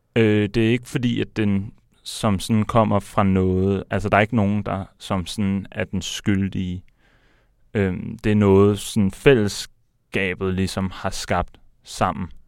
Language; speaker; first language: Danish; native; Danish